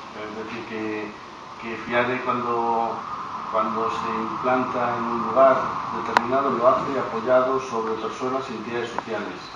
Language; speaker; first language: Spanish; non-native, local second language; Galician